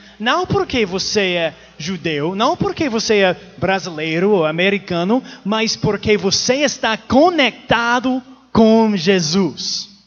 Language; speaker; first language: Portuguese; non-native, learner; English